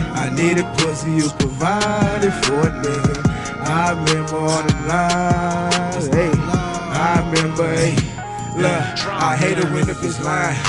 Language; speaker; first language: English; native; English